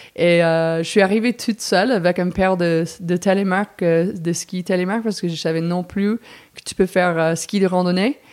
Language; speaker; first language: French; non-native, fluent; English